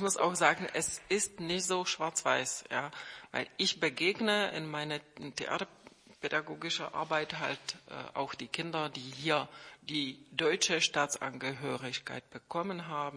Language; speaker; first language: German; non-native, fluent; Czech